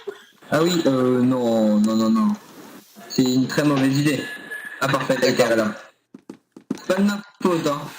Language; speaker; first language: French; native; French